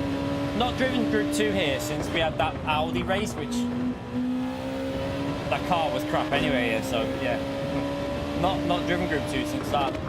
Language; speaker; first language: English; native; English